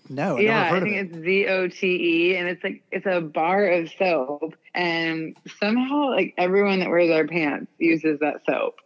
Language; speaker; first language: English; native; English